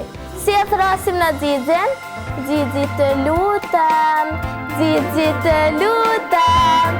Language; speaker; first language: Albanian; native; Albanian